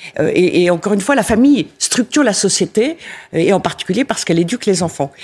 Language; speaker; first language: French; native; French